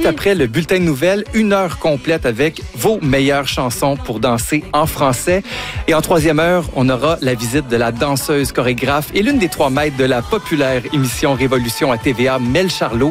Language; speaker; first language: French; native; French